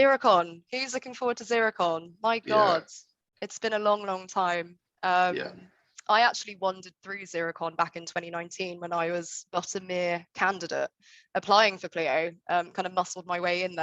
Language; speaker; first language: English; native; English